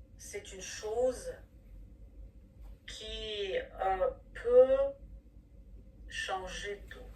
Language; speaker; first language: French; non-native, fluent; Ukrainian